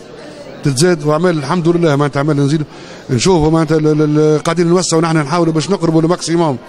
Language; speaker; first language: Arabic; native; Arabic